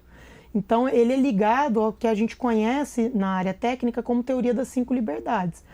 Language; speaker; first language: Portuguese; native; Portuguese